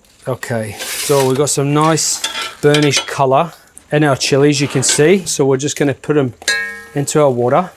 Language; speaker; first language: English; native; English